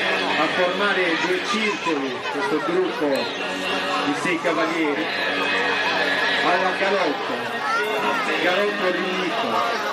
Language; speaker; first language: Italian; native; Italian